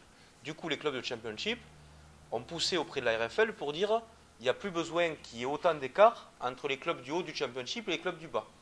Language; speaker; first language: French; native; French